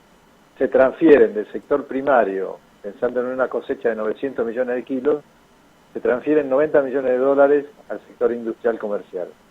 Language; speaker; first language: Spanish; native; Spanish